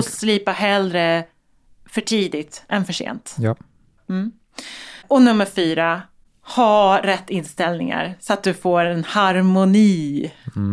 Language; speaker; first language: Swedish; native; Swedish